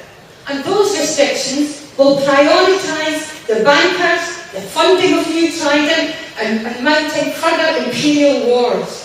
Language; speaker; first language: English; native; English